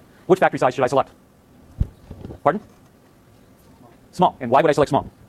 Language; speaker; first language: English; native; English